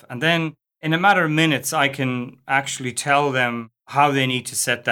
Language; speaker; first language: English; native; English